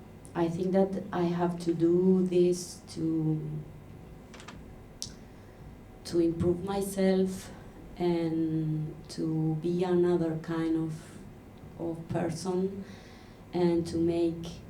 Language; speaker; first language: English; non-native, learner; Spanish